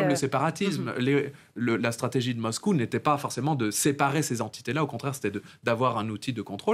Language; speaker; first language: French; native; French